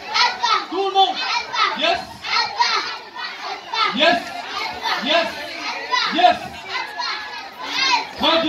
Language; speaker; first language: French; non-native, local second language; Kinyarwanda